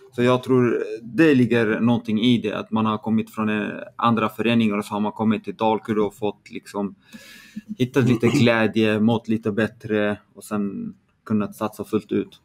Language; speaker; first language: Swedish; early bilingual, other home language; Kurdish